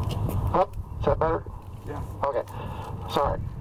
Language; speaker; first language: English; native; English